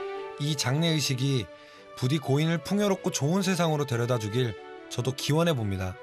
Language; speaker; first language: Korean; native; Korean